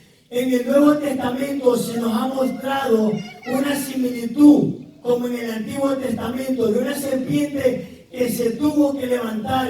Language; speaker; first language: Spanish; native; Spanish